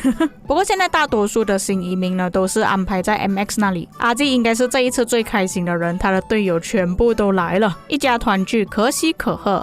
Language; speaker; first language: Chinese; native; Chinese